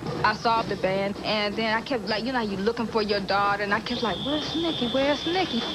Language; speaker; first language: English; native; English